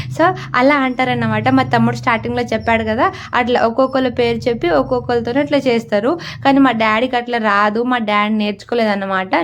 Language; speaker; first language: Telugu; non-native, local second language; Lambadi